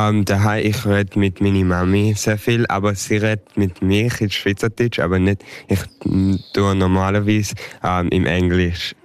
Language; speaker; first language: German; early bilingual, heritage; English